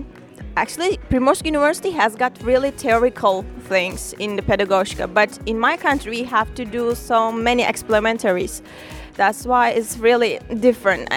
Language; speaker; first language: English; non-native, learner; Turkish